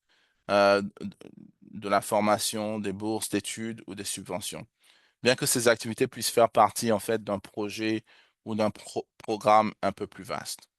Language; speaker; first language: French; native; French